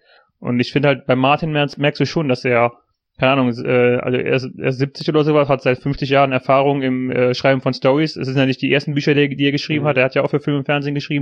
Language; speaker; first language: German; native; German